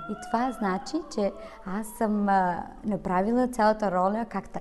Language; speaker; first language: Bulgarian; early bilingual, heritage; Bulgarian